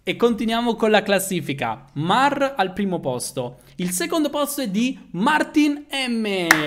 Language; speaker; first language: Italian; native; Italian